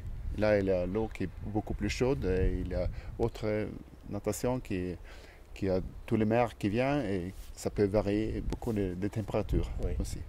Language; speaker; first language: French; non-native, learner; Swedish